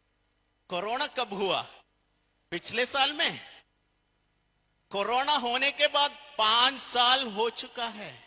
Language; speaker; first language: Hindi; non-native, fluent; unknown